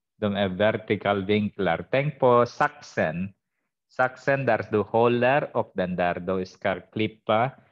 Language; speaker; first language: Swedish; non-native, fluent; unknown